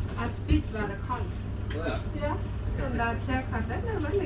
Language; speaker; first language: Norwegian; non-native, learner; Thai